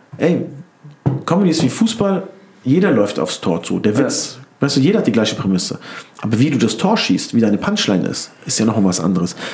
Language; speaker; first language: German; early bilingual, other home language; Turkish